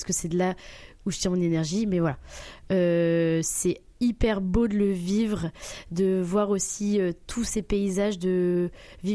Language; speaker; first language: French; native; French